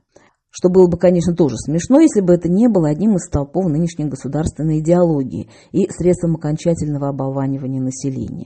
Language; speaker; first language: Russian; native; Russian